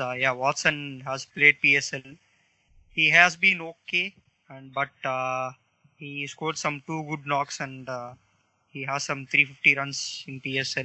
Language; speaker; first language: English; non-native, local second language; Tamil